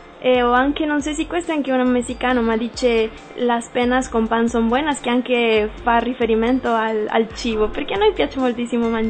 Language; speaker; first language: Italian; non-native, learner; Spanish